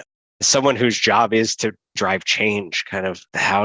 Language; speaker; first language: English; native; English